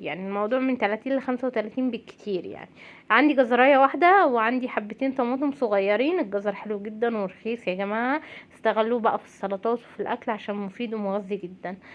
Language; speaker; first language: Arabic; native; Arabic